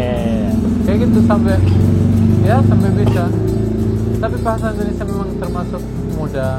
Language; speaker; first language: Indonesian; non-native, fluent; Arabic